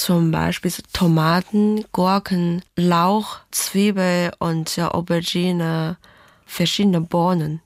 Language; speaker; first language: German; non-native, fluent; Chinese